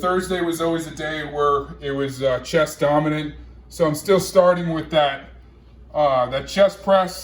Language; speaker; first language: English; native; English